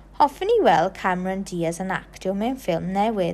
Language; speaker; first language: Welsh; non-native, local second language; English